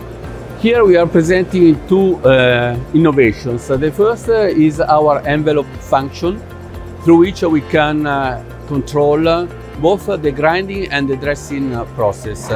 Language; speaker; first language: English; non-native, fluent; Italian